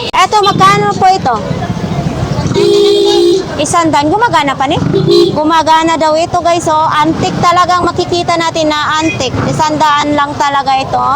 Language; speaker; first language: Filipino; non-native, local second language; Cebuano